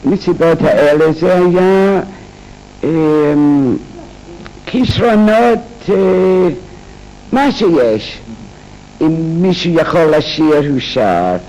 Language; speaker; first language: Hebrew; non-native, fluent; English